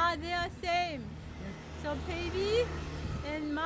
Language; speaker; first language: English; non-native, learner; Korean